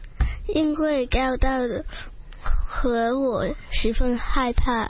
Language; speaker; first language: Chinese; non-native, local second language; Cantonese